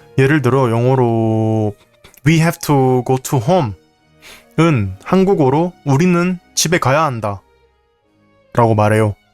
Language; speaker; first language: Korean; native; Korean